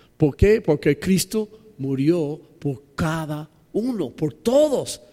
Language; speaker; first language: Spanish; non-native, fluent; English